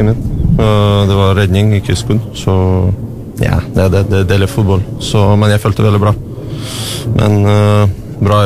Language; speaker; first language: Norwegian; non-native, learner; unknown